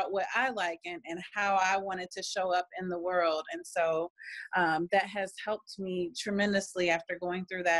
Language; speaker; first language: English; native; English